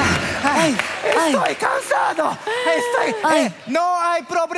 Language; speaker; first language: Spanish; non-native, learner; Japanese